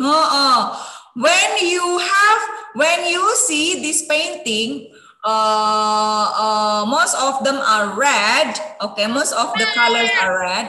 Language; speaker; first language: English; non-native, fluent; Indonesian